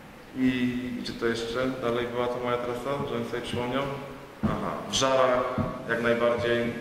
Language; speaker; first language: Polish; native; Polish